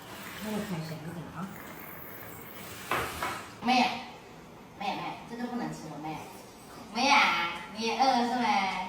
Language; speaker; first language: Chinese; native; Chinese